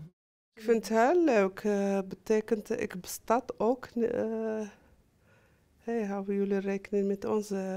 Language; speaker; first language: Dutch; non-native, learner; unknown